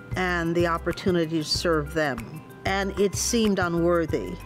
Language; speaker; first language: English; native; English